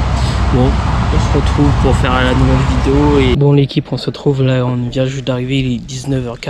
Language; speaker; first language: French; native; French